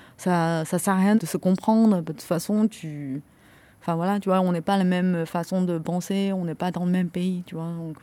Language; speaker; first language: French; non-native, fluent; Chinese